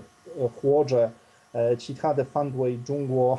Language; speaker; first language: Chinese; non-native, fluent; Polish